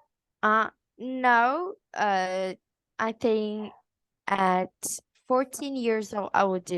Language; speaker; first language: English; non-native, learner; Vietnamese